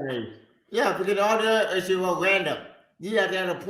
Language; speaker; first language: English; native; English